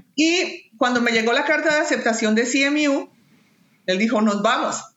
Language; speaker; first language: Spanish; native; Spanish